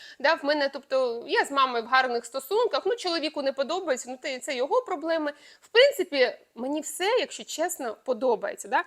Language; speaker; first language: Ukrainian; non-native, local second language; Russian